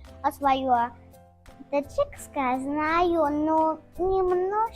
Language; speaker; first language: Russian; non-native, local second language; Tajik